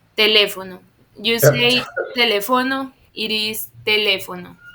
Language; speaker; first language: Spanish; non-native, fluent; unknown